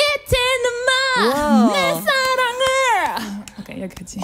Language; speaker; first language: Korean; non-native, learner; French